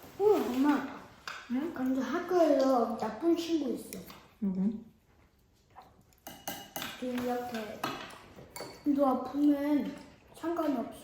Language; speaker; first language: Korean; early bilingual, heritage; French